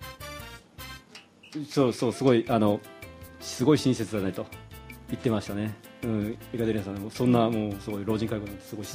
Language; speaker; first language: Japanese; native; Japanese